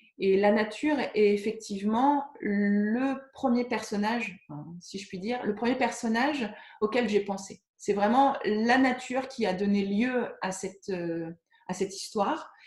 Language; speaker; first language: French; native; French